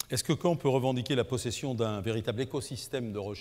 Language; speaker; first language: French; native; French